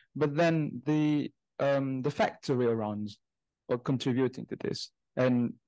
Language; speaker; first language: English; non-native, fluent; Indonesian